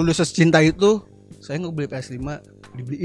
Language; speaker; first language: Indonesian; native; Indonesian